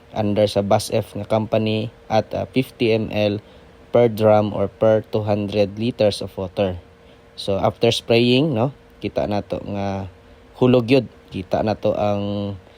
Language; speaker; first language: Cebuano; non-native, local second language; Hiligaynon